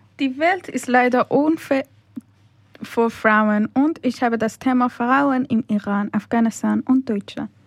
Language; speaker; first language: German; non-native, learner; Persian